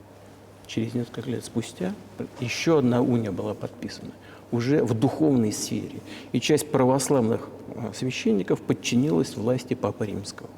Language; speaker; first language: Russian; native; Russian